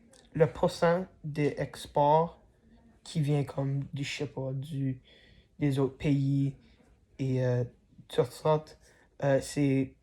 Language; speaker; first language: French; non-native, learner; English